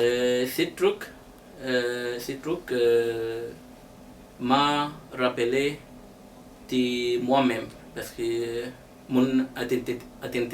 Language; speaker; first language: French; non-native, learner; Arabic